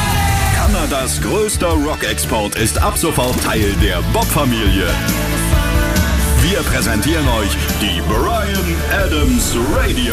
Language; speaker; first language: German; native; German